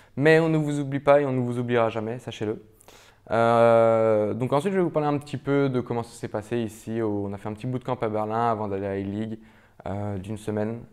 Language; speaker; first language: French; native; French